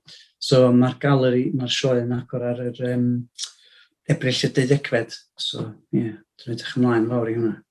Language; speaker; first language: Welsh; native; Welsh